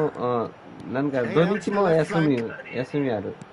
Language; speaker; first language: Japanese; non-native, learner; Nepali